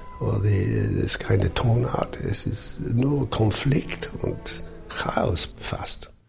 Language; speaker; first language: German; non-native, fluent; English